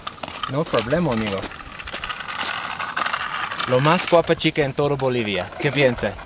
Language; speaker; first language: Spanish; non-native, learner; English